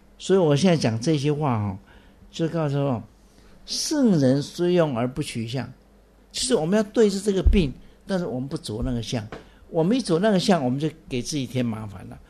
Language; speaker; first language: Chinese; native; Chinese